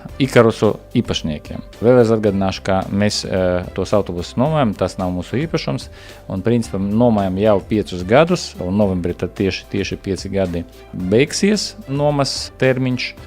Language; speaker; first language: Latvian; non-native, local second language; Russian